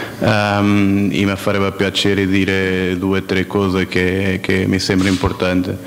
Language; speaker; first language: Italian; non-native, fluent; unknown